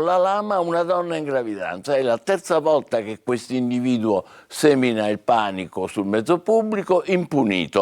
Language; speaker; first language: Italian; native; Italian